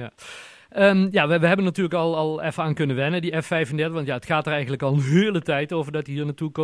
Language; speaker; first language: Dutch; native; Dutch